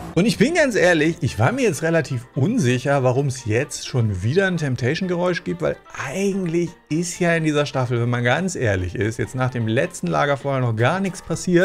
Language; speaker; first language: German; native; German